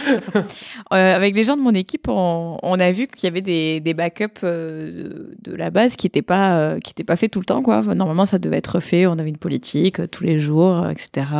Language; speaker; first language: French; native; French